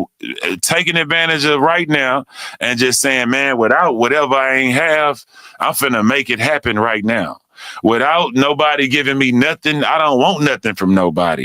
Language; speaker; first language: English; native; English